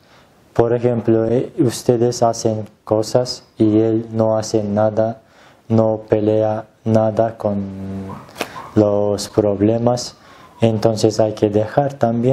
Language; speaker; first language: Spanish; non-native, learner; Turkish